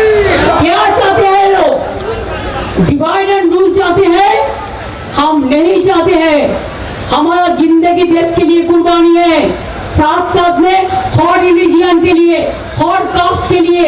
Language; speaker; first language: Hindi; non-native, local second language; Bangla